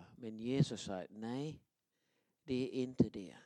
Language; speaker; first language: Swedish; non-native, fluent; English